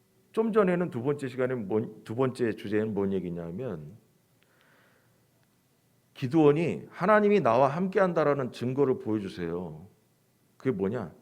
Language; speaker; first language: Korean; native; Korean